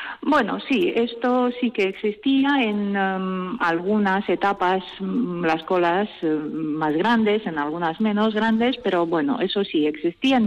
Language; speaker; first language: Spanish; non-native, fluent; Russian